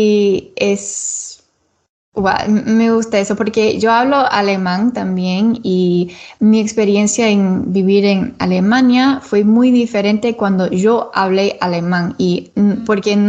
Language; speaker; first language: Spanish; non-native, learner; English